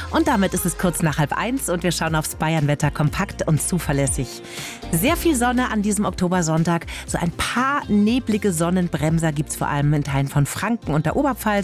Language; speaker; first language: German; native; German